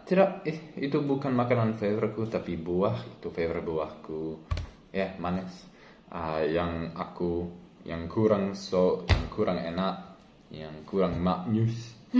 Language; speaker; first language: Indonesian; non-native, learner; English